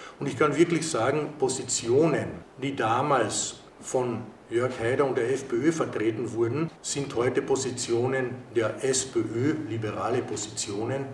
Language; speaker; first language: German; native; German